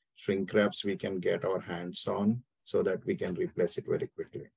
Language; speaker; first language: English; non-native, local second language; Telugu